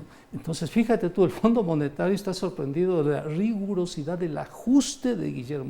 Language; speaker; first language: Spanish; native; Spanish